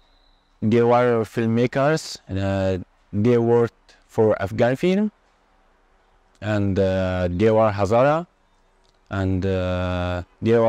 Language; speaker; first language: English; non-native, learner; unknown